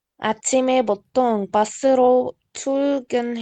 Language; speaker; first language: Korean; non-native, learner; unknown